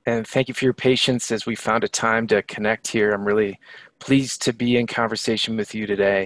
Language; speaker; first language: English; native; English